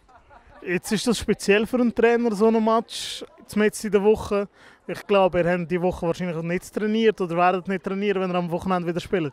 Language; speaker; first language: German; native; German